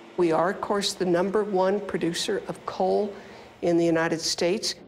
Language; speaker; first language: English; native; English